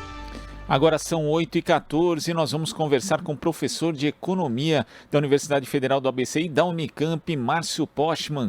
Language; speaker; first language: Portuguese; native; Portuguese